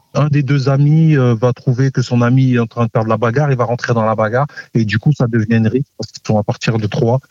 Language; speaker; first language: French; native; French